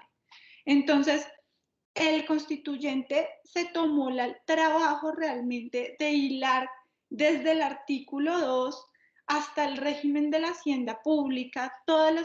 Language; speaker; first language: Spanish; native; Spanish